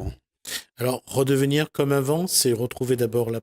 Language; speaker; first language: French; native; French